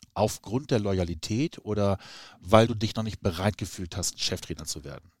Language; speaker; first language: German; native; German